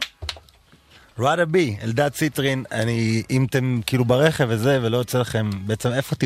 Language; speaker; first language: Hebrew; native; Hebrew